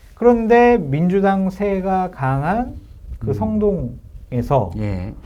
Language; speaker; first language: Korean; native; Korean